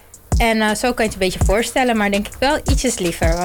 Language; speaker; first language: Dutch; native; Dutch